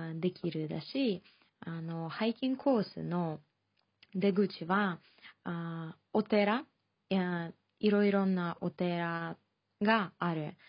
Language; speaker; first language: Japanese; non-native, fluent; Chinese